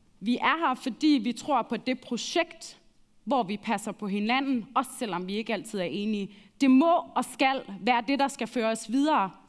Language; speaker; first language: Danish; early bilingual, other home language; Arabic